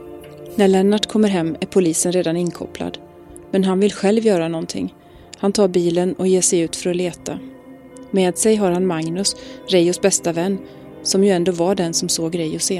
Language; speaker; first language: Swedish; native; Swedish